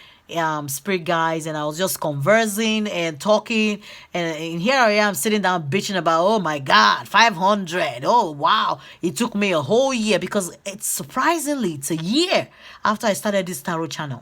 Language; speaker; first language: English; native; English